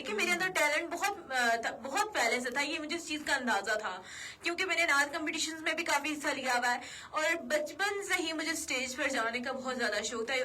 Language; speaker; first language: Urdu; native; Urdu